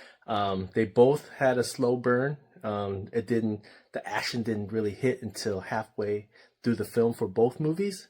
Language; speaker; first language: English; native; English